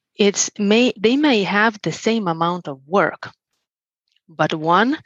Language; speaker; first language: English; non-native, fluent; Lithuanian